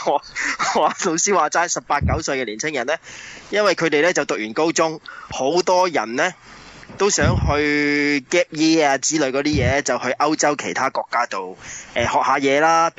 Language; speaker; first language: Cantonese; early bilingual, other home language; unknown